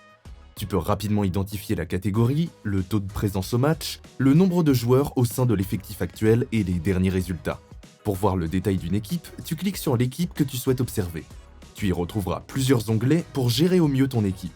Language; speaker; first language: French; native; French